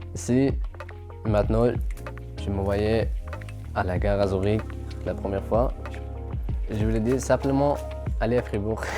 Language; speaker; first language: French; non-native, learner; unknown